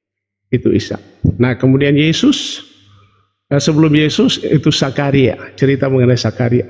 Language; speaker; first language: Indonesian; native; Indonesian